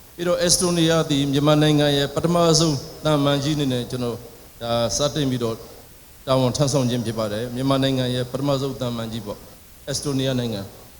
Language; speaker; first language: Burmese; non-native, local second language; Akha